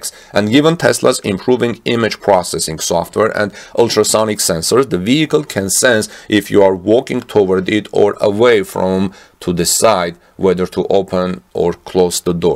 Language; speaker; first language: English; non-native, fluent; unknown